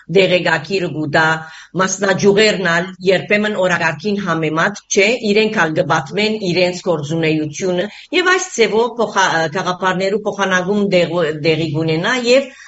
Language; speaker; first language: Armenian; early bilingual, heritage; Armenian